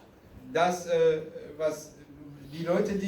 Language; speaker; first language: German; non-native, fluent; Rundi